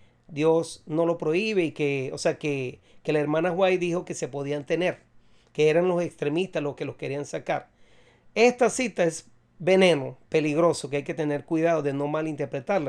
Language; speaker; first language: Spanish; native; Spanish